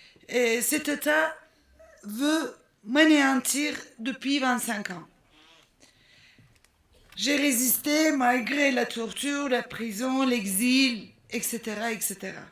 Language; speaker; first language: French; non-native, fluent; Turkish